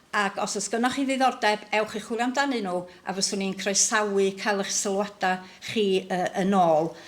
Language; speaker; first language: Welsh; native; Welsh